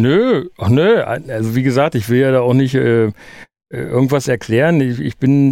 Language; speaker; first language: German; native; German